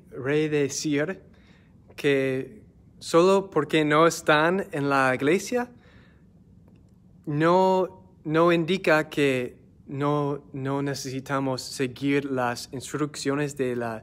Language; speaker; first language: Spanish; non-native, learner; English